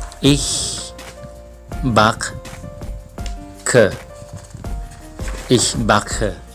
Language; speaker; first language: German; non-native, fluent; Thai